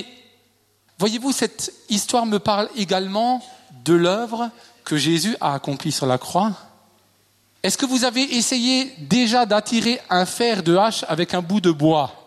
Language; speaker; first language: French; native; French